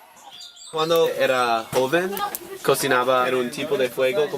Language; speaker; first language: Spanish; non-native, learner; English